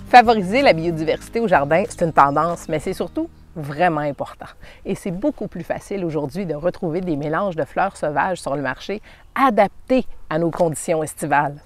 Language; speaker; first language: French; native; French